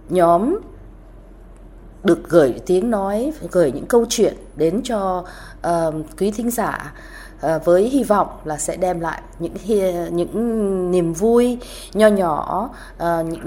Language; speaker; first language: Vietnamese; native; Vietnamese